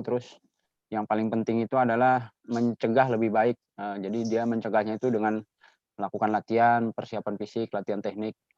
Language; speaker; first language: Indonesian; native; Indonesian